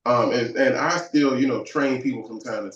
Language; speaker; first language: English; native; English